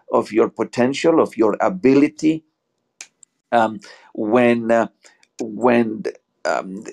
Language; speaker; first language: English; non-native, fluent; Spanish